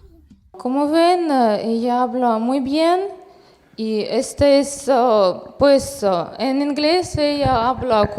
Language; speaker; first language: Spanish; non-native, fluent; Russian